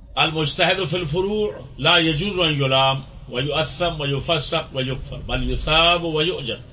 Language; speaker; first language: Arabic; non-native, fluent; Urdu